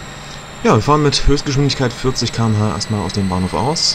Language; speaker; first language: German; native; German